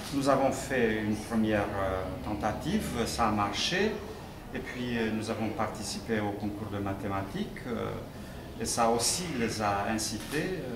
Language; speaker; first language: French; non-native, fluent; Romanian